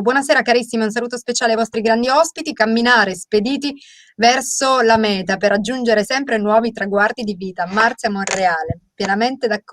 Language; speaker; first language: Italian; native; Italian